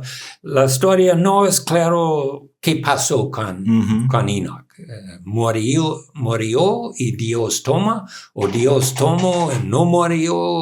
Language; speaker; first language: Spanish; non-native, learner; English